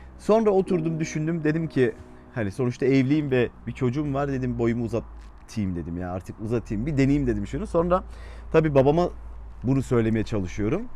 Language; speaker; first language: Turkish; early bilingual, heritage; Turkish